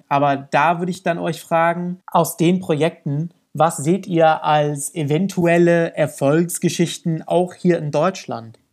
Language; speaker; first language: German; non-native, fluent; English